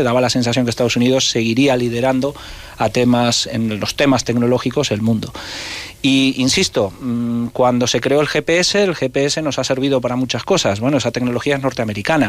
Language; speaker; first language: Spanish; native; Spanish